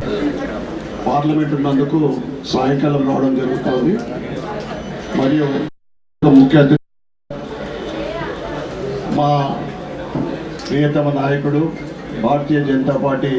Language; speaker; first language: Telugu; native; Telugu